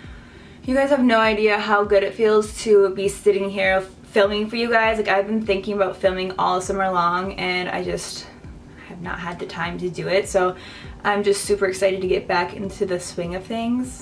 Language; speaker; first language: English; native; English